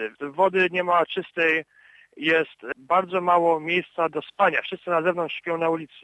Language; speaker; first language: Polish; early bilingual, heritage; Polish